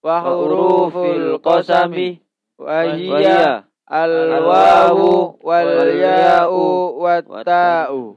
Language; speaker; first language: Arabic; non-native, learner; Indonesian